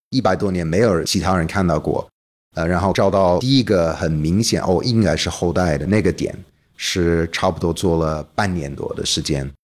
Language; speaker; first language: Chinese; non-native, fluent; English